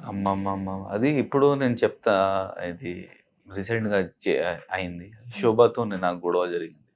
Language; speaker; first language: Telugu; non-native, local second language; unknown